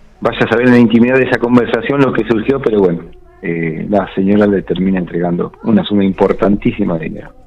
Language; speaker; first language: Spanish; native; Spanish